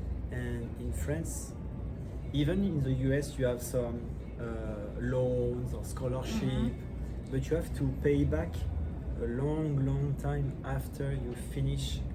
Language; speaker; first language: English; non-native, learner; French